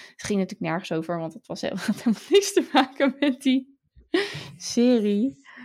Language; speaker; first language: Dutch; native; Dutch